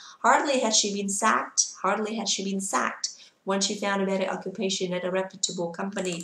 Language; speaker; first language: English; non-native, fluent; Vietnamese